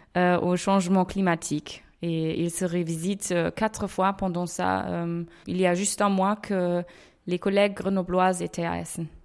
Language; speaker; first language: French; non-native, fluent; German